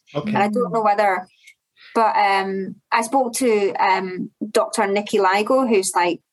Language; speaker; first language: English; native; English